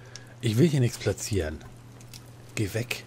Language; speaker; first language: German; native; German